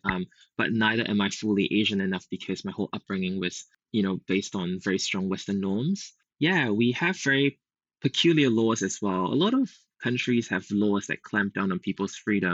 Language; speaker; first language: English; native; English